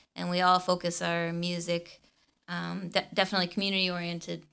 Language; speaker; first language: English; native; English